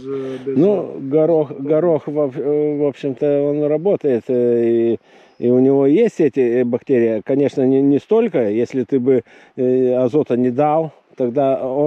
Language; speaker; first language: Russian; non-native, fluent; Lithuanian